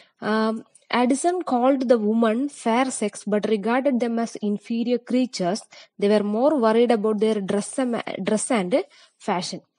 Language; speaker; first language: English; non-native, local second language; Malayalam